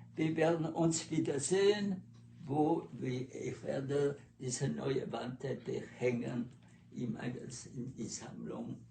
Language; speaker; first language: German; non-native, learner; French